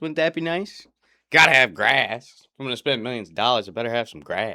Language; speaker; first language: English; native; English